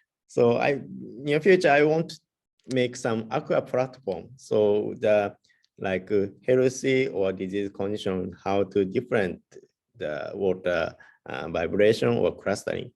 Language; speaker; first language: English; non-native, learner; Japanese